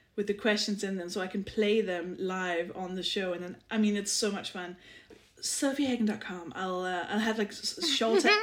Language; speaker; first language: English; non-native, fluent; Danish